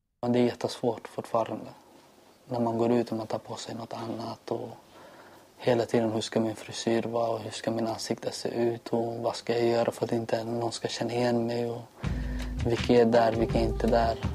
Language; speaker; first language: Swedish; non-native, local second language; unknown